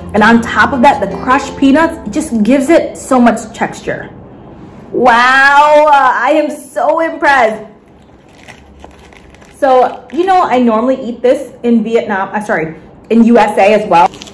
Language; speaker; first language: English; early bilingual, other home language; Vietnamese